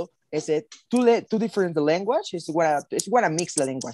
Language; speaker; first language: English; non-native, learner; Spanish